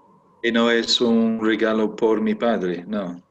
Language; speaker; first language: Spanish; non-native, learner; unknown